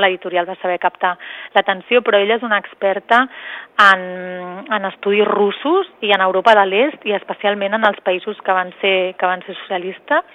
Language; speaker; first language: Catalan; native; Catalan